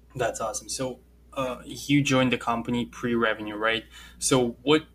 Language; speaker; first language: English; non-native, fluent; Russian